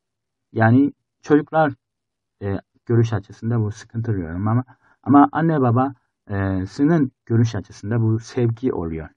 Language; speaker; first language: Turkish; non-native, fluent; Korean